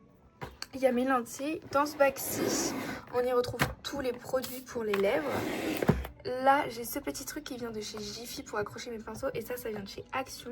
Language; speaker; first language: French; native; French